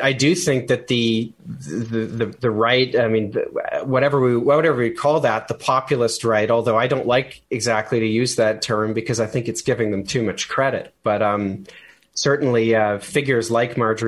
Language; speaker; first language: English; native; English